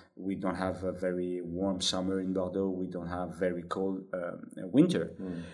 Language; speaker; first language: English; non-native, fluent; French